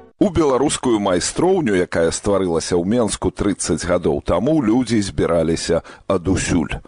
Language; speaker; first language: Belarusian; native; Belarusian